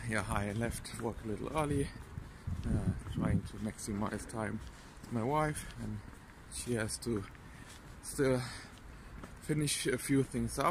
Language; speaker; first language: English; non-native, fluent; German